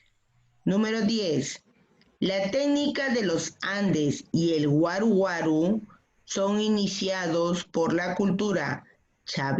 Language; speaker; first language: Spanish; native; Spanish